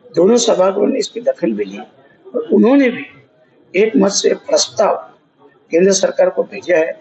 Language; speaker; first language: Hindi; non-native, local second language; Marathi